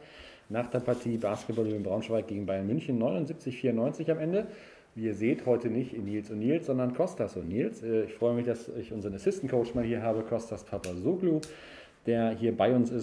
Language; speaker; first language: German; native; German